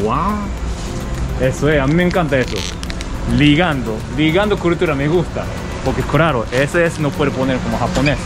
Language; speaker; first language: Spanish; non-native, learner; Japanese